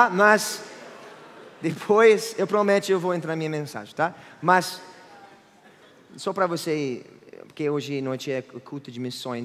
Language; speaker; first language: Portuguese; non-native, fluent; English